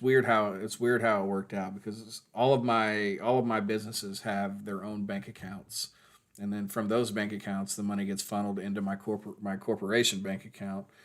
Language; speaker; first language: English; native; English